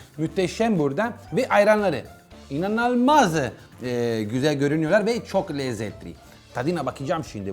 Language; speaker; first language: Turkish; non-native, learner; Italian